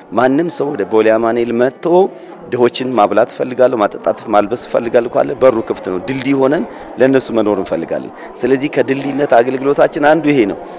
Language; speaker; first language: Amharic; native; Amharic